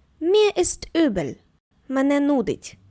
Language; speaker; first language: German; non-native, fluent; Ukrainian